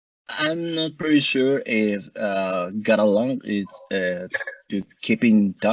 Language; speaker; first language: English; non-native, learner; Spanish